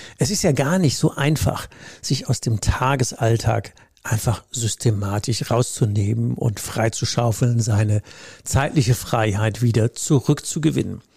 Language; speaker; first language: German; native; German